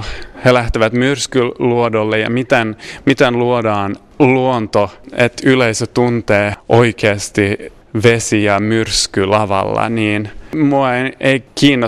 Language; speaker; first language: Finnish; non-native, fluent; Swedish